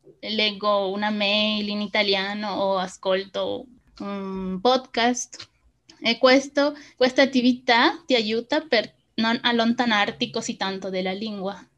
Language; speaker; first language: Italian; non-native, learner; Spanish